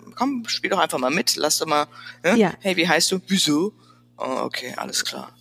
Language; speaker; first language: German; native; German